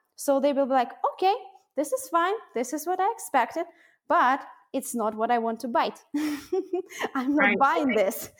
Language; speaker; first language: English; non-native, fluent; Russian